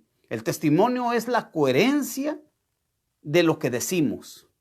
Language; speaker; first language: Spanish; native; Spanish